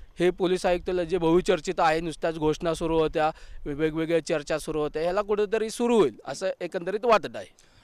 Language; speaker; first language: Marathi; native; Marathi